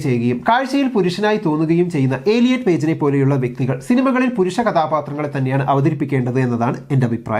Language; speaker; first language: Malayalam; native; Malayalam